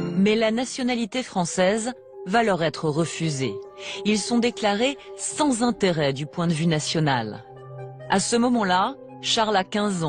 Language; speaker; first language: French; native; French